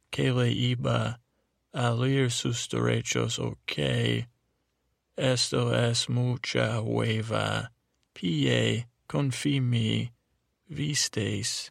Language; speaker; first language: Spanish; non-native, learner; English